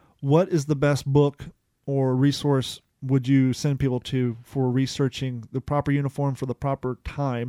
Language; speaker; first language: English; native; English